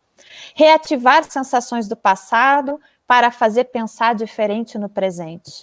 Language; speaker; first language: Portuguese; native; Portuguese